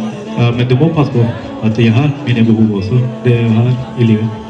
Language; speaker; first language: Norwegian; non-native, fluent; Hindi